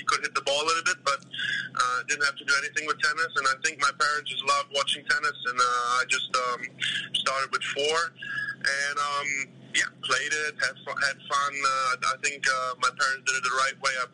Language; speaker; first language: English; non-native, fluent; German